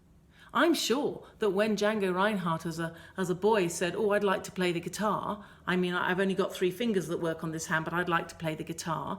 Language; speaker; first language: English; native; English